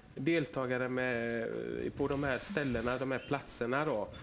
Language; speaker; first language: Swedish; early bilingual, other home language; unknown